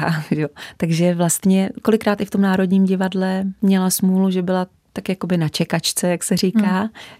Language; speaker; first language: Czech; native; Czech